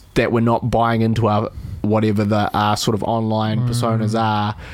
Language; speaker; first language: English; native; English